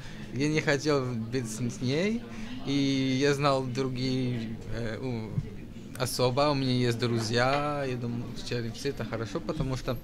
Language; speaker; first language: Russian; non-native, learner; French